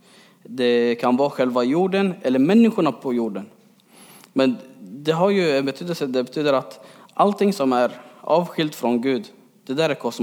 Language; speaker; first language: Swedish; early bilingual, other home language; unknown